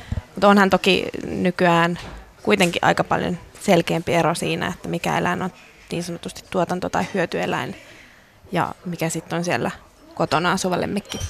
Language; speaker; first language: Finnish; native; Finnish